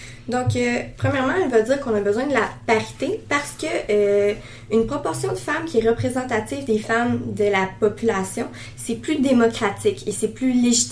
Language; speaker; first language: French; native; French